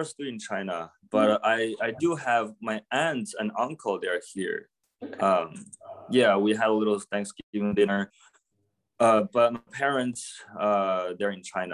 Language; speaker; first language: English; non-native, fluent; Chinese